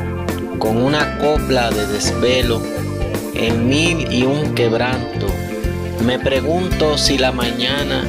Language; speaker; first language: Spanish; native; Spanish